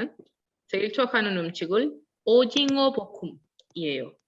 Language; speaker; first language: Korean; non-native, learner; Spanish